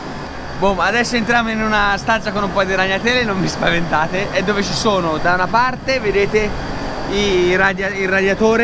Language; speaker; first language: Italian; native; Italian